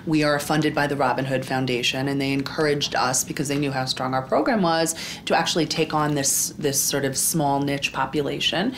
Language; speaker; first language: English; native; English